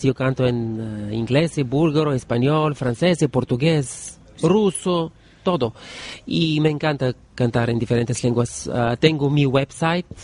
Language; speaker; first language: Spanish; non-native, learner; Bulgarian